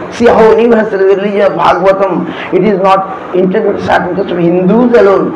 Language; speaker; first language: English; non-native, local second language; Bangla